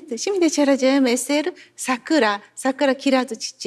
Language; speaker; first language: Turkish; non-native, learner; Japanese